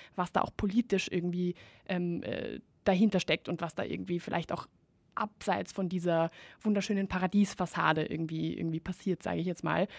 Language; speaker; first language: German; non-native, fluent; Spanish